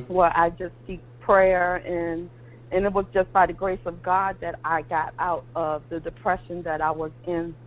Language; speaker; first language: English; native; English